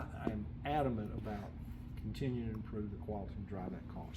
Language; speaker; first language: English; native; English